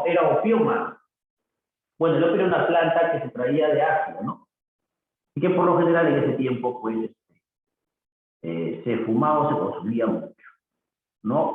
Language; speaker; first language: Spanish; native; Spanish